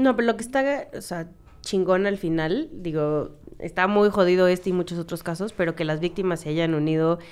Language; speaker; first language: Spanish; native; Spanish